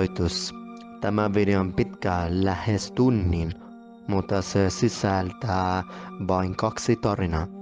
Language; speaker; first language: Finnish; non-native, learner; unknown